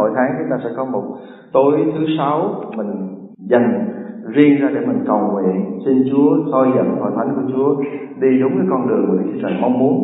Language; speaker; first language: Vietnamese; native; Vietnamese